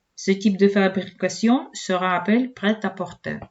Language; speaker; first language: French; non-native, fluent; Ukrainian